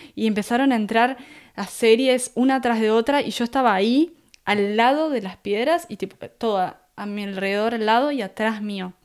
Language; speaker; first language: Spanish; native; Spanish